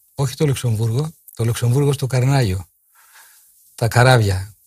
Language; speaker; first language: Greek; native; Greek